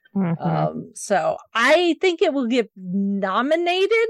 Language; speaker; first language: English; native; English